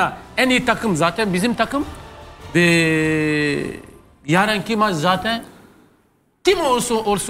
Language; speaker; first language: Turkish; non-native, learner; French